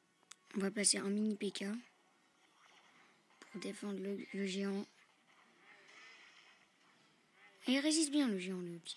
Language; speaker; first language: French; native; French